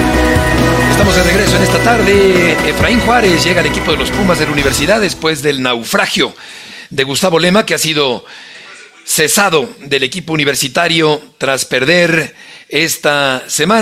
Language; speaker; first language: Spanish; native; Spanish